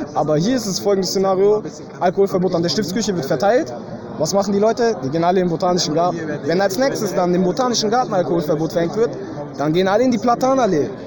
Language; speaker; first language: German; native; German